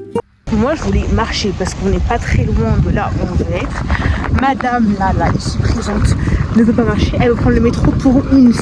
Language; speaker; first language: French; native; French